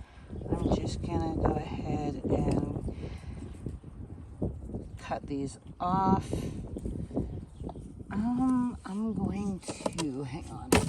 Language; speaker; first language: English; native; English